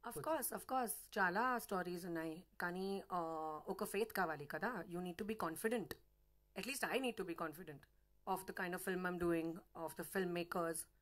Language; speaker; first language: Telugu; non-native, learner; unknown